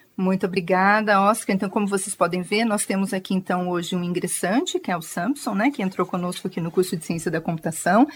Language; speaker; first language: Portuguese; native; Portuguese